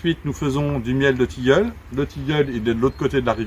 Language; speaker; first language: French; native; French